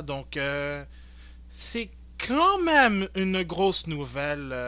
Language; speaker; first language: French; native; French